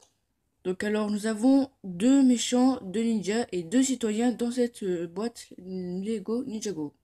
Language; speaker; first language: French; native; French